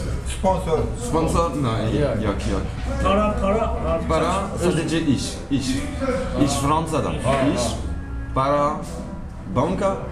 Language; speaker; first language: Turkish; non-native, learner; French